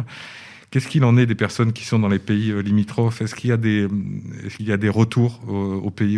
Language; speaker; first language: French; native; French